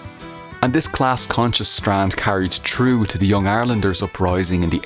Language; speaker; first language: English; native; English